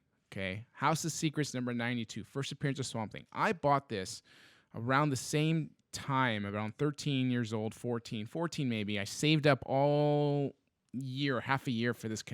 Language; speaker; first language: English; native; English